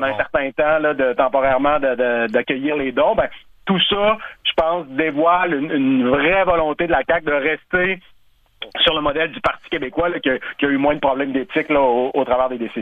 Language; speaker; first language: French; native; French